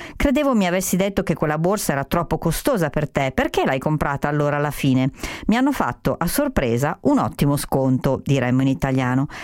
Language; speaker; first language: Italian; native; Italian